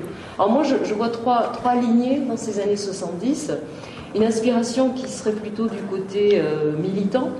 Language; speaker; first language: French; native; French